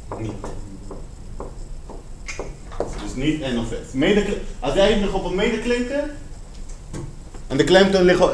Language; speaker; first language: Dutch; non-native, fluent; Spanish